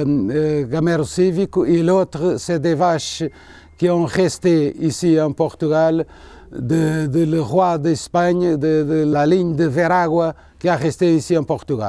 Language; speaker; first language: French; non-native, learner; Portuguese